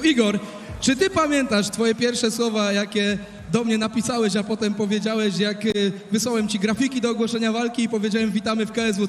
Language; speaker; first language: Polish; native; Polish